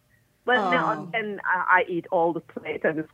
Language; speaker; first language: English; non-native, learner; Turkish